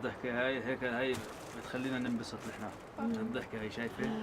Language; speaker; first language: Arabic; native; Arabic